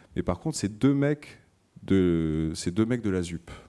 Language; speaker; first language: French; native; French